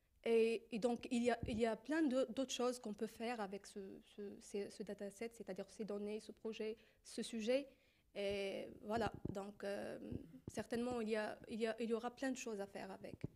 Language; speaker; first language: French; non-native, fluent; Arabic